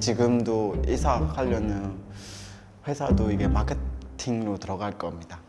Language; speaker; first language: Korean; non-native, learner; Burmese